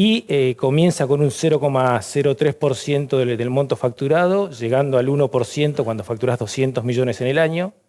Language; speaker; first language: Spanish; native; Spanish